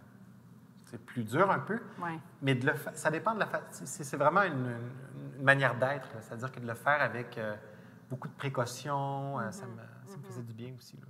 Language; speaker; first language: French; native; French